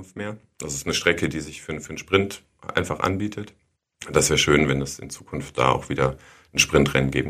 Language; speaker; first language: German; native; German